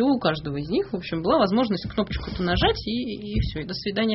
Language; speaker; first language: Russian; native; Russian